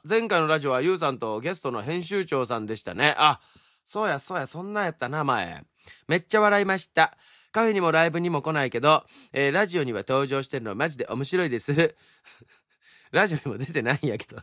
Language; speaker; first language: Japanese; native; Japanese